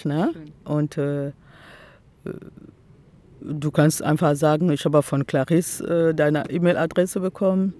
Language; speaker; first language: German; non-native, fluent; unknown